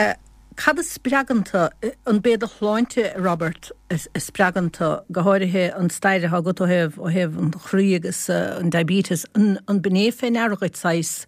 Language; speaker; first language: Irish; native; Irish